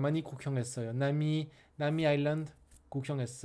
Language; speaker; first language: Korean; non-native, learner; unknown